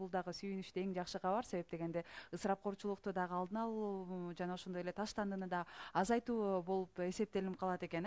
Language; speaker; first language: Kyrgyz; native; Kyrgyz